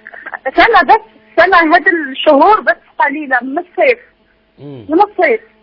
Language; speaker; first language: Arabic; native; Arabic